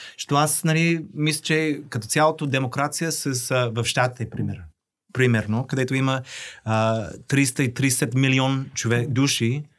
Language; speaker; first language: Bulgarian; non-native, fluent; English